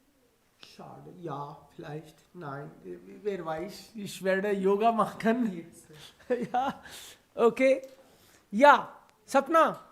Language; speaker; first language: German; non-native, fluent; Hindi